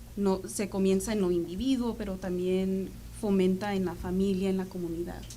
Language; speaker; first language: Spanish; early bilingual, other home language; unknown